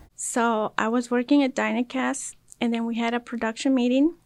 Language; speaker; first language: English; early bilingual, other home language; Spanish